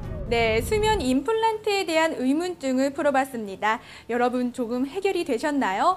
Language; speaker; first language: Korean; native; Korean